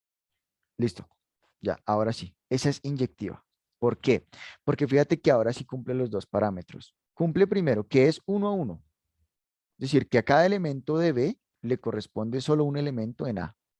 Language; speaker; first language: Spanish; native; Spanish